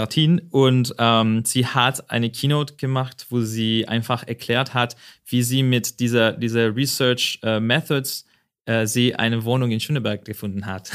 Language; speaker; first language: German; non-native, fluent; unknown